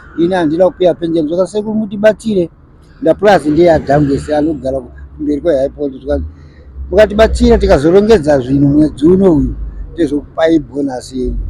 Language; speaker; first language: Shona; early bilingual, other home language; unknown